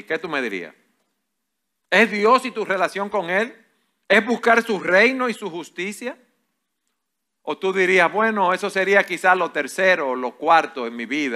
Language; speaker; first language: Spanish; native; Spanish